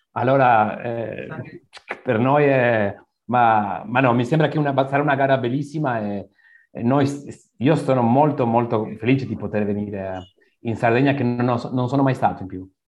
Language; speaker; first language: Italian; non-native, learner; Spanish